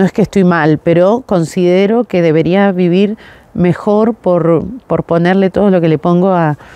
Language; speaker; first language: Spanish; native; Spanish